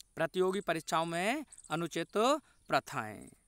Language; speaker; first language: Hindi; native; Hindi